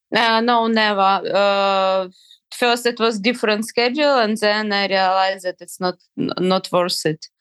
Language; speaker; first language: English; non-native, fluent; Ukrainian